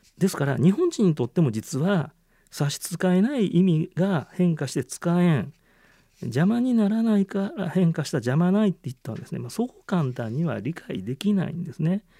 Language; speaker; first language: Japanese; native; Japanese